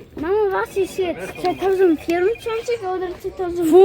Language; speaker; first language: German; early bilingual, other home language; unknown